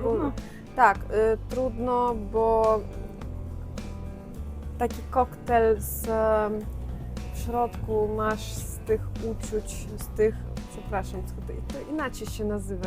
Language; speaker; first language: Polish; non-native, fluent; Russian